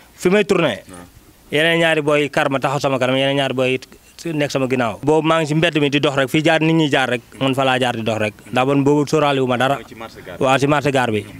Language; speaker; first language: Wolof; native; Wolof